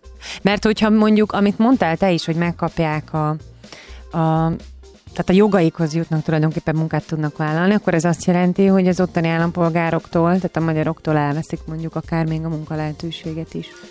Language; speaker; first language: Hungarian; native; Hungarian